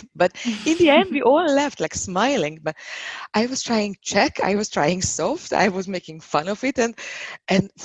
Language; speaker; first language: English; non-native, fluent; Hungarian